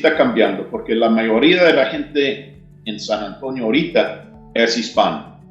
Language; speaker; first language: Spanish; early bilingual, heritage; English